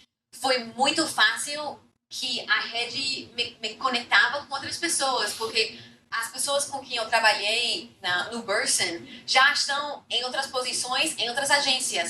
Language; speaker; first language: Portuguese; non-native, fluent; English